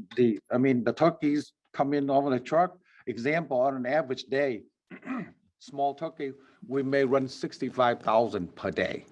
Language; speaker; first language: English; non-native, fluent; Vietnamese